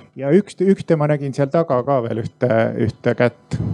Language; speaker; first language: Estonian; native; Estonian